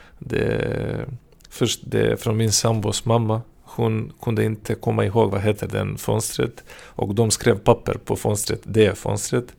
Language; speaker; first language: Swedish; non-native, learner; Serbian